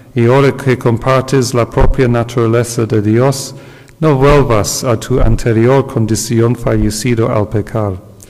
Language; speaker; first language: Spanish; non-native, fluent; English